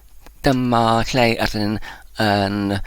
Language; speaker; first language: Welsh; non-native, learner; English